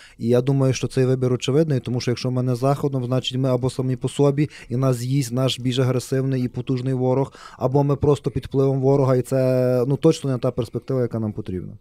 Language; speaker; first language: Ukrainian; native; Ukrainian